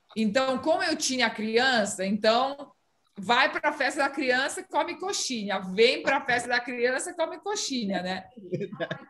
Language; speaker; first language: Portuguese; non-native, fluent; Romanian